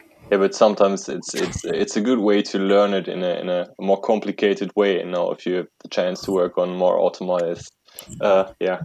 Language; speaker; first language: English; non-native, fluent; German